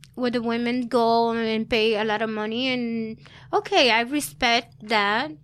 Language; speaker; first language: English; early bilingual, other home language; Spanish